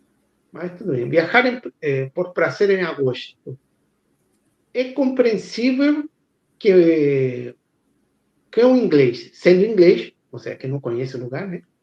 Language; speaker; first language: Portuguese; non-native, fluent; Spanish